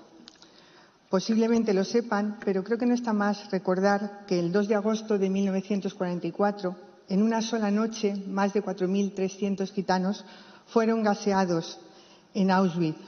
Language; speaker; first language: Spanish; native; Spanish